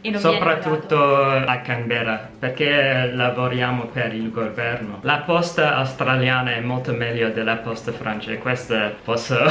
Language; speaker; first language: Italian; non-native, fluent; English